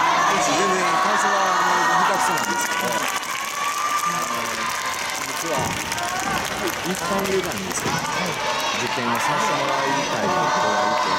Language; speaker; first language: Japanese; native; Japanese